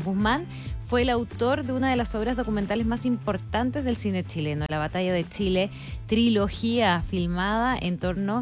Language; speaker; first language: Spanish; native; Spanish